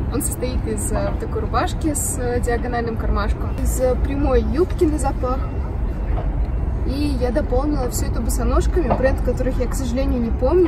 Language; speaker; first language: Russian; native; Russian